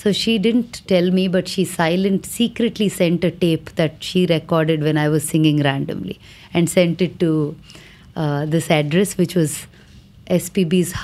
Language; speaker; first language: English; non-native, local second language; Telugu